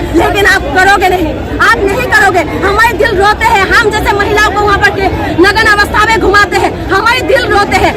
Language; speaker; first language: Hindi; non-native, local second language; Manipuri